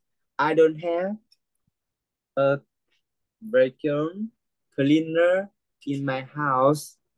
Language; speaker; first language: English; non-native, learner; Vietnamese